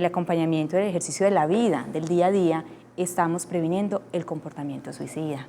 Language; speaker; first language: Spanish; native; Spanish